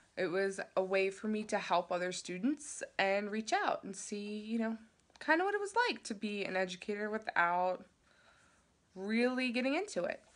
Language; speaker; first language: English; native; English